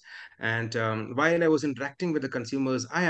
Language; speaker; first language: English; non-native, local second language; Malayalam